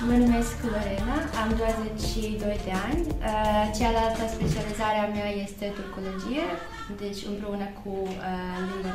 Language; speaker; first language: Romanian; non-native, learner; Croatian